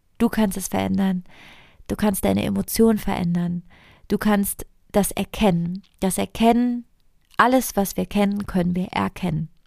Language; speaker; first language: German; non-native, fluent; Italian